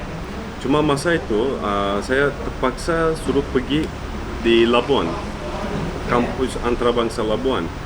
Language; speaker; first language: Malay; non-native, fluent; Turkish